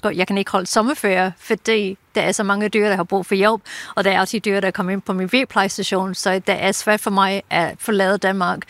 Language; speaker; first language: Danish; non-native, fluent; English